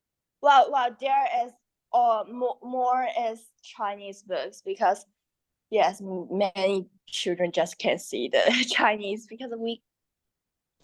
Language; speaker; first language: English; non-native, learner; Chinese